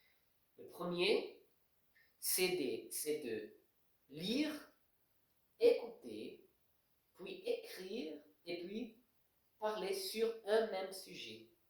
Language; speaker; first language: French; non-native, fluent; Portuguese